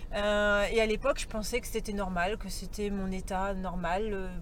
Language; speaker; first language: French; native; French